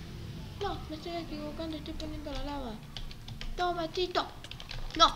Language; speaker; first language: Spanish; native; Spanish